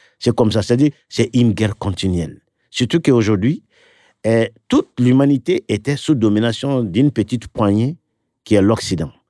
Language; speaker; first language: French; non-native, local second language; Bambara